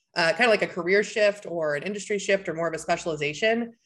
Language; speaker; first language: English; native; English